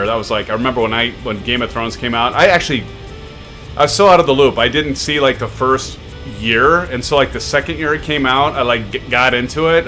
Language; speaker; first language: English; native; English